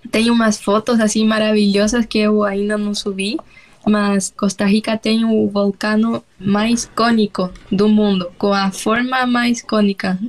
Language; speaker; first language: Portuguese; non-native, fluent; Spanish